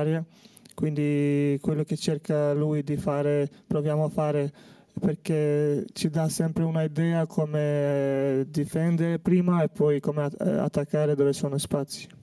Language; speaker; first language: Italian; non-native, fluent; Albanian